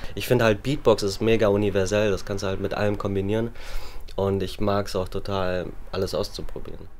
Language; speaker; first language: German; native; German